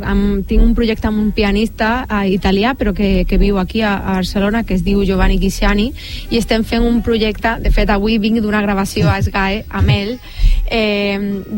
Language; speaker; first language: Catalan; non-native, local second language; Spanish